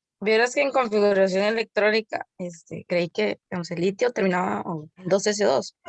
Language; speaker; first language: Spanish; native; Spanish